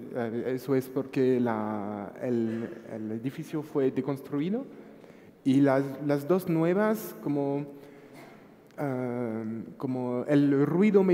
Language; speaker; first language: Spanish; non-native, fluent; French